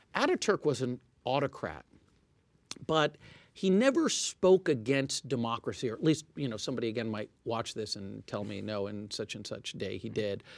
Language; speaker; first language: English; non-native, fluent; Arabic